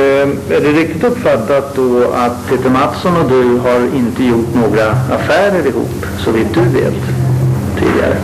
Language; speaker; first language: Swedish; native; Swedish